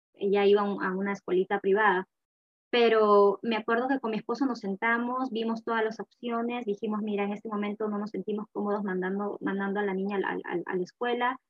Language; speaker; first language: Spanish; native; Spanish